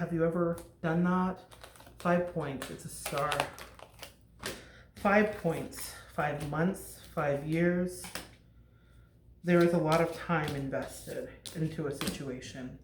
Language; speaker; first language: English; native; English